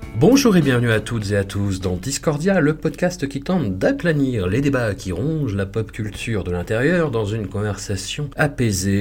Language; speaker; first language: French; native; French